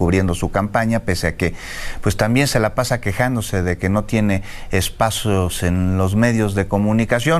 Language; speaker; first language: Spanish; native; Spanish